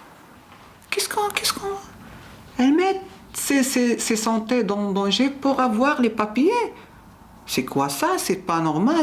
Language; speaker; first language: French; non-native, learner; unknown